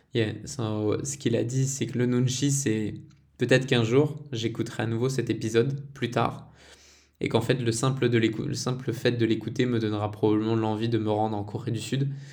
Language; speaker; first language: French; native; French